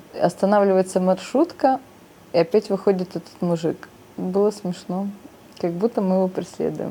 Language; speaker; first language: Russian; native; Russian